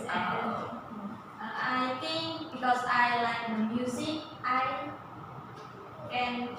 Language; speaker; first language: English; non-native, learner; Indonesian